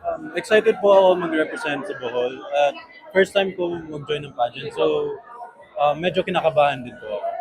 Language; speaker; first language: Filipino; non-native, local second language; Cebuano